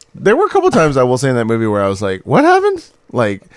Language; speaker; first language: English; native; English